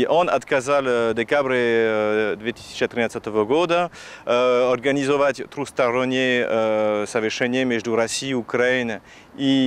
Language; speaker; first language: Russian; non-native, fluent; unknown